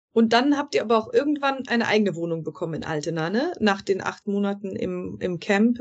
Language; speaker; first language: German; native; German